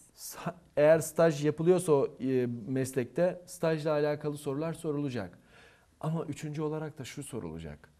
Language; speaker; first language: Turkish; non-native, local second language; Kurdish